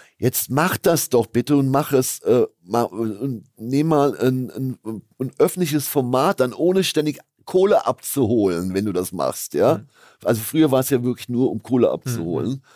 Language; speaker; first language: German; native; German